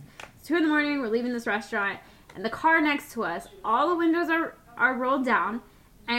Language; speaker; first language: English; early bilingual, other home language; Spanish